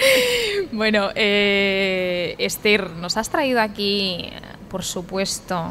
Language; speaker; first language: Spanish; native; Spanish